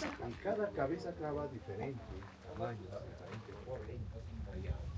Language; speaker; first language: Spanish; native; Spanish